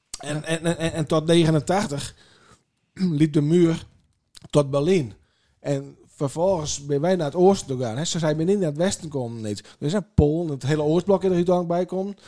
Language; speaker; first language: Dutch; native; Dutch